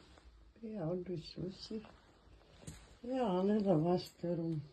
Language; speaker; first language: Danish; non-native, learner; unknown